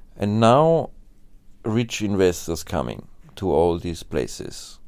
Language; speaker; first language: English; non-native, fluent; German